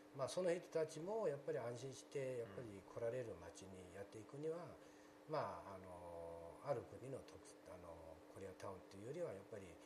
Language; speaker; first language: Japanese; non-native, fluent; Korean